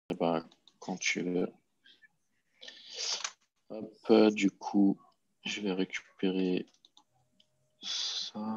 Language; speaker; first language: French; native; French